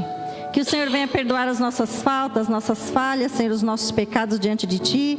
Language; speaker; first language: Portuguese; native; Portuguese